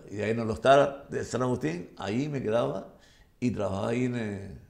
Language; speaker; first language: Spanish; native; Spanish